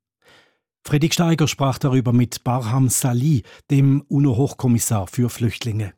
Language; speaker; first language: German; native; German